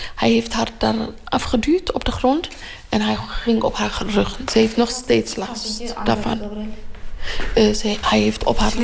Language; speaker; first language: Dutch; non-native, fluent; Tigrinya